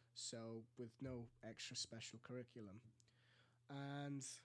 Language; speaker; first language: English; early bilingual, other home language; Greek